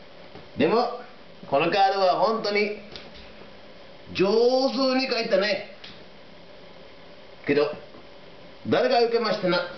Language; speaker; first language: Japanese; non-native, learner; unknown